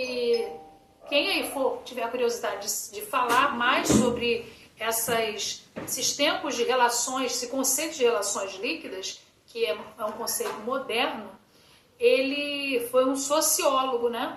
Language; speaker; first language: Portuguese; native; Portuguese